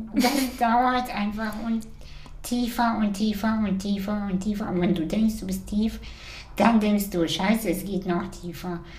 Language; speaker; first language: German; early bilingual, other home language; Russian